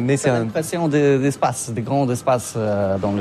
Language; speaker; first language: French; non-native, learner; Polish